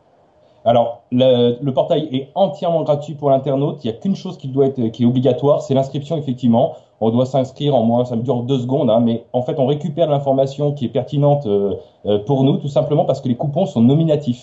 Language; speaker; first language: French; native; French